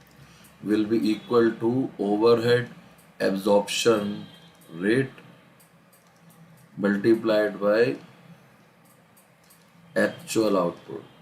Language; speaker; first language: English; non-native, local second language; Hindi